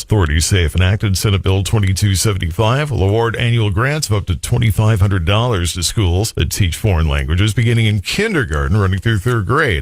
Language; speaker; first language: English; native; English